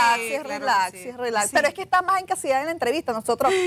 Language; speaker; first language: Spanish; native; Spanish